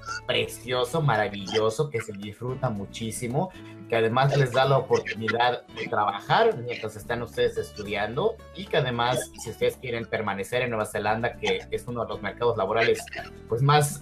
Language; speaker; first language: Spanish; native; Spanish